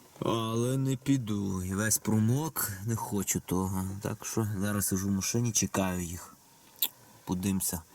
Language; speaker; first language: Ukrainian; native; Ukrainian